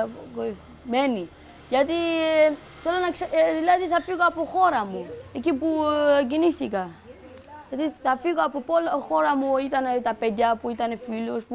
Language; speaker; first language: Greek; early bilingual, other home language; Persian